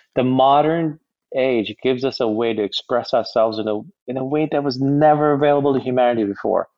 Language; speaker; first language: English; native; English